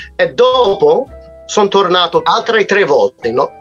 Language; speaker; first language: Italian; non-native, fluent; English